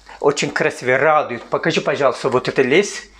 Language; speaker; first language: Russian; non-native, learner; Turkish